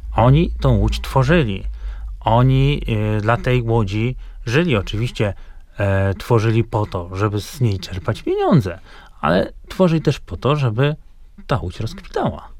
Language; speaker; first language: Polish; native; Polish